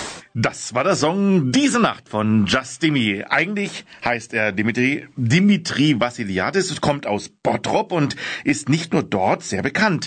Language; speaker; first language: German; native; German